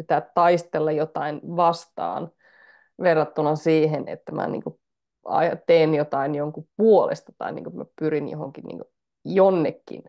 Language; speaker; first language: Finnish; native; Finnish